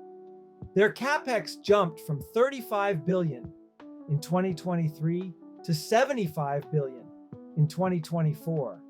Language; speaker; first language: English; native; English